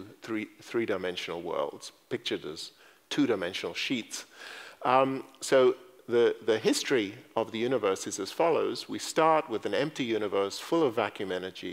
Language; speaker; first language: English; native; English